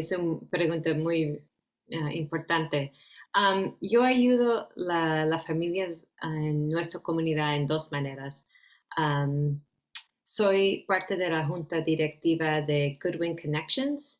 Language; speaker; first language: Spanish; early bilingual, heritage; Spanish